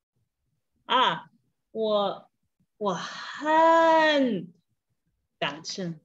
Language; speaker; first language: Chinese; non-native, learner; English